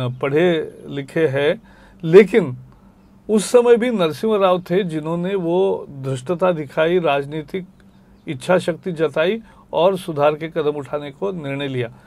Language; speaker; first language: Hindi; native; Hindi